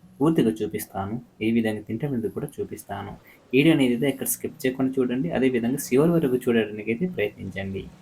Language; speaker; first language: Telugu; native; Telugu